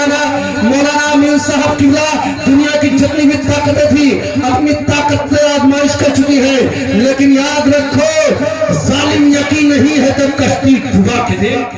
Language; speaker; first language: Hindi; native; Hindi